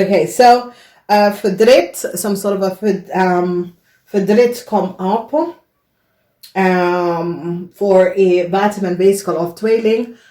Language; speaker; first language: Dutch; non-native, learner; English